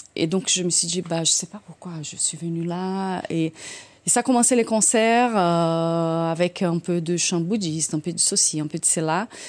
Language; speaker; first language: French; non-native, fluent; Portuguese